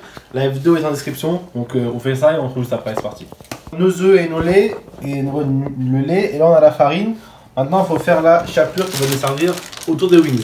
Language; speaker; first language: French; native; French